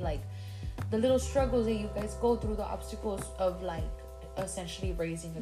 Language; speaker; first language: English; early bilingual, other home language; Spanish